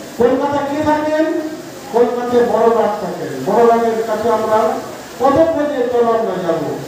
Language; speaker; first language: Bangla; non-native, local second language; Santali